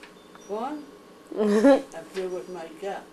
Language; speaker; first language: English; early bilingual, heritage; French